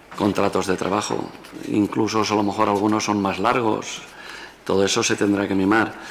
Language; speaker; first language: Spanish; non-native, local second language; Catalan